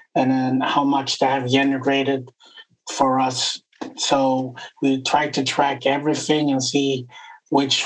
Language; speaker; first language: English; non-native, fluent; Swedish